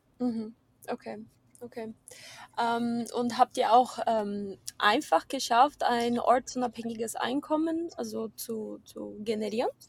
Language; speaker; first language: German; non-native, fluent; Portuguese